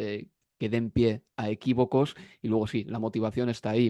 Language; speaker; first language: Spanish; native; Spanish